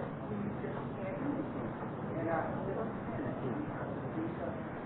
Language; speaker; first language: English; native; English